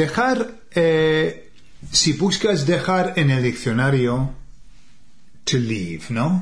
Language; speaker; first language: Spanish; non-native, fluent; English